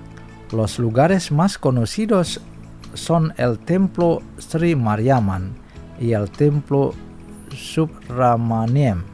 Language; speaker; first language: Spanish; non-native, fluent; Indonesian